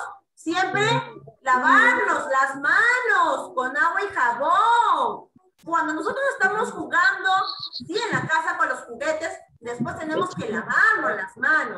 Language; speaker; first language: Spanish; native; Spanish